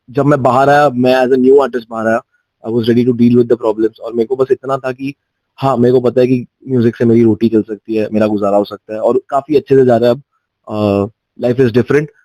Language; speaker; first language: Hindi; non-native, local second language; Gujarati